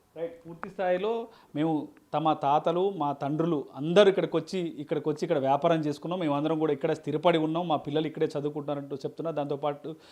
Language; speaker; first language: Telugu; native; Telugu